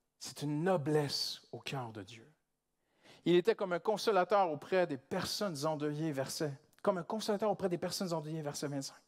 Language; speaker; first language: French; native; French